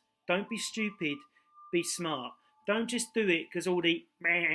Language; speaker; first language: English; native; English